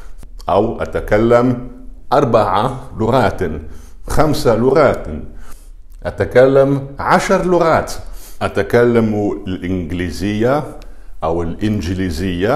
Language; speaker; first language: Arabic; non-native, fluent; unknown